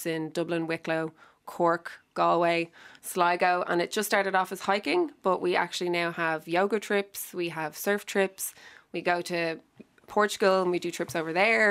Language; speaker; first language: English; native; English